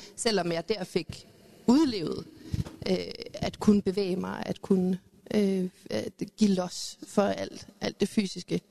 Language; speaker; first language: Danish; early bilingual, other home language; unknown